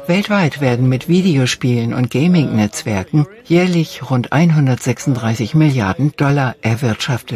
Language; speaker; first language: German; native; German